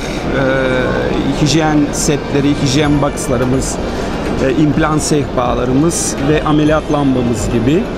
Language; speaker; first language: Turkish; early bilingual, heritage; Turkish